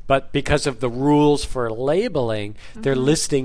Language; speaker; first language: English; native; English